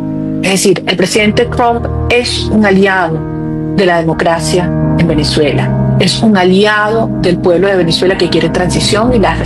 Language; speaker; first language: Spanish; native; Spanish